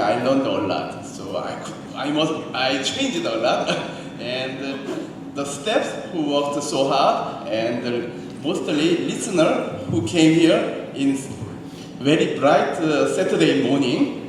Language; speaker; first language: English; non-native, learner; Korean